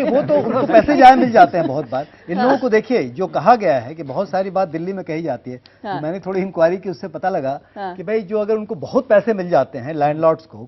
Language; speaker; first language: Hindi; native; Hindi